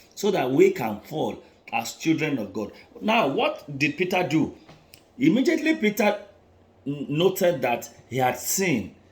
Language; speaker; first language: English; non-native, local second language; Yoruba